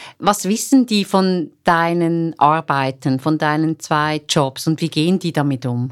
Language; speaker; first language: German; native; German